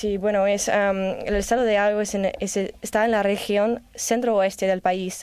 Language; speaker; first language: Spanish; non-native, learner; English